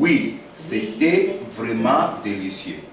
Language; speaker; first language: French; non-native, fluent; Korean